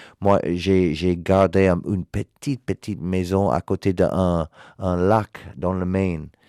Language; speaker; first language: French; non-native, learner; English